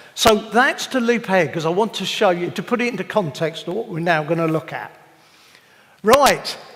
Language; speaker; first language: English; native; English